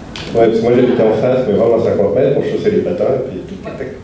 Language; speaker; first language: French; native; French